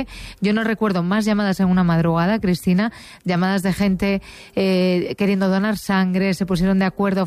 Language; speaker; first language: Spanish; native; Spanish